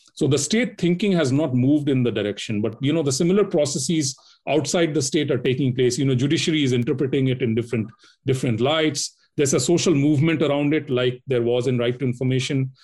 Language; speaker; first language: English; non-native, local second language; Hindi